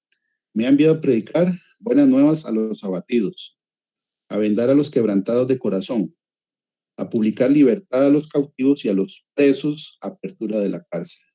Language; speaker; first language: Spanish; native; Spanish